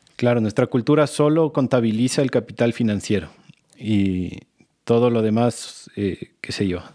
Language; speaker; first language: Spanish; native; Spanish